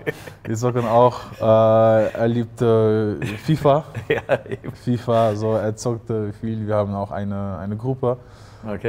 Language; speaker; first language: German; non-native, fluent; Dutch